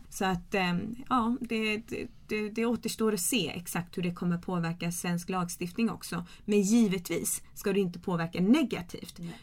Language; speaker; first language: Swedish; early bilingual, other home language; Kurdish